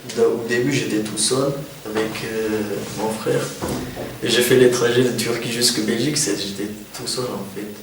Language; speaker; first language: French; non-native, fluent; Kurdish